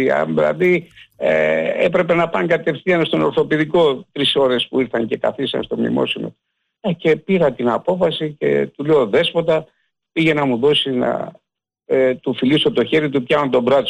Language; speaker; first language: Greek; native; Greek